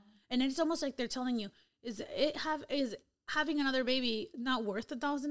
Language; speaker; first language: English; early bilingual, other home language; Spanish